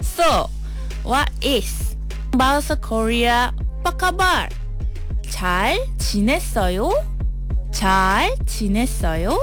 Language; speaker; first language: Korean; non-native, learner; Malay